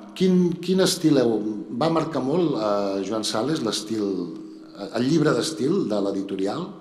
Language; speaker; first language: Catalan; native; Catalan